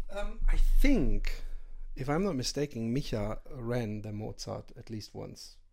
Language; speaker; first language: English; non-native, fluent; German